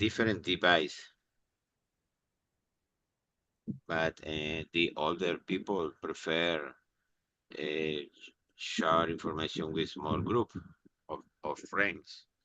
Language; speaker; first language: English; non-native, learner; Spanish